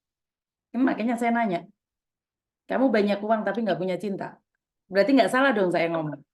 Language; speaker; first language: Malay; non-native, local second language; Javanese